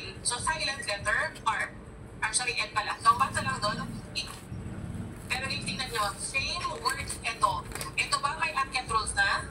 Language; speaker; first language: Filipino; native; Filipino